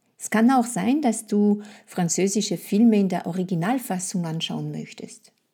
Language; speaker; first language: German; non-native, fluent; French